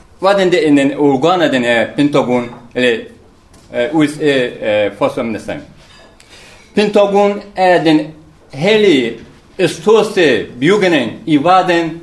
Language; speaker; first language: Danish; non-native, learner; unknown